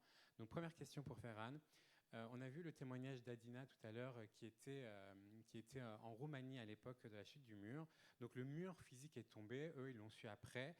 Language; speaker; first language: French; native; French